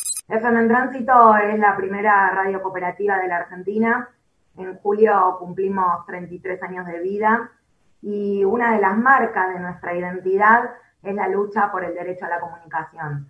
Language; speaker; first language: Spanish; native; Spanish